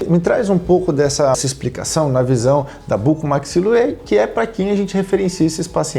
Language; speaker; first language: Portuguese; native; Portuguese